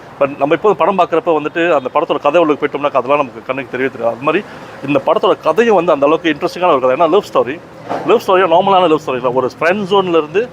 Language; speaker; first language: Tamil; native; Tamil